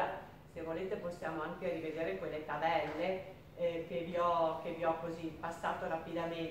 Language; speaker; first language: Italian; native; Italian